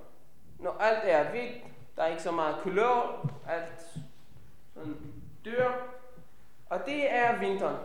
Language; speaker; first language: Danish; non-native, fluent; Hebrew